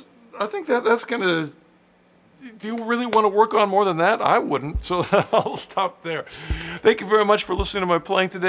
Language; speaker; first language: English; native; English